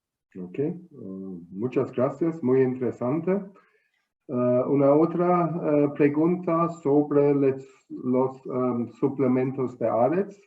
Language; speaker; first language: Spanish; non-native, fluent; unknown